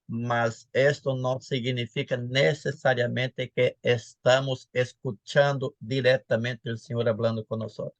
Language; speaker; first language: Spanish; non-native, fluent; Portuguese